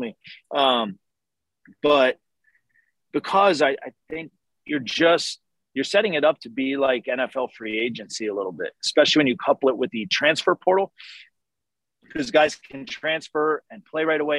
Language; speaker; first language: English; native; English